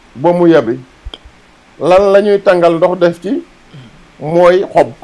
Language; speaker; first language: Wolof; non-native, local second language; Serer